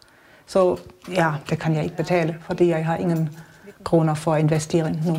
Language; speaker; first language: Danish; non-native, learner; German